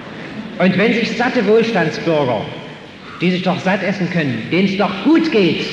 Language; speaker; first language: German; native; German